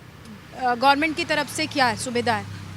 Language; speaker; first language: Hindi; native; Hindi